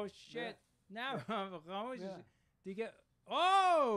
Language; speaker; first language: Persian; early bilingual, heritage; Persian